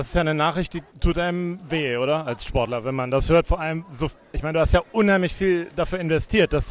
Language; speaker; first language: German; native; German